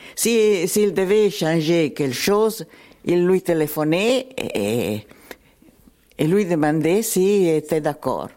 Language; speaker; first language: French; non-native, learner; Italian